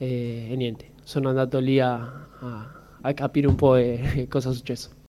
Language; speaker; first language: Italian; non-native, fluent; Spanish